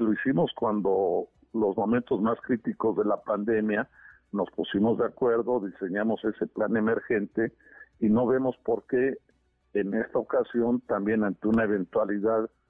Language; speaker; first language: Spanish; native; Spanish